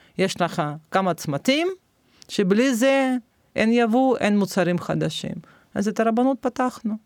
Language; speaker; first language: Hebrew; non-native, fluent; Russian